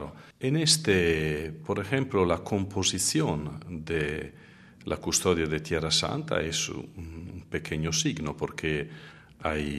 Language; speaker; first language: Spanish; non-native, fluent; Italian